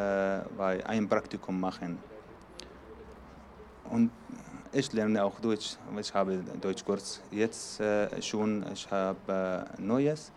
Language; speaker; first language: German; non-native, learner; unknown